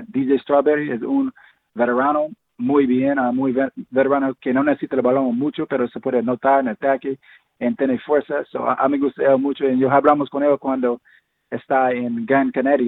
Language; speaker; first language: Spanish; non-native, fluent; English